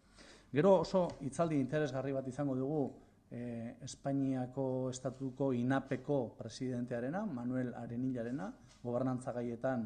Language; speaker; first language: Basque; native; Basque